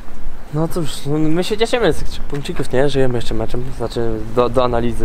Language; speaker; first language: Polish; native; Polish